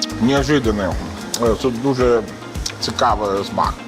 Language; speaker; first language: Ukrainian; non-native, learner; Italian